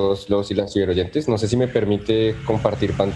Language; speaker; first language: Spanish; native; Spanish